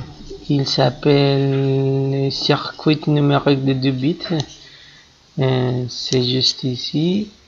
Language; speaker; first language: French; non-native, fluent; Spanish